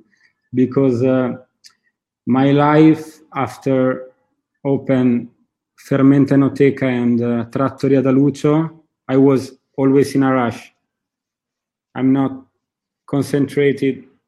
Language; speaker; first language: English; non-native, learner; Italian